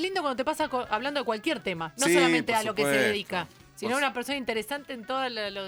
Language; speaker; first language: Spanish; native; Spanish